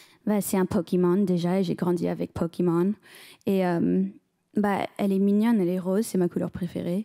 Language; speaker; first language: French; early bilingual, heritage; French